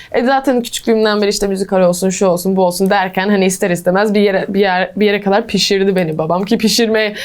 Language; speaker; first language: Turkish; early bilingual, heritage; English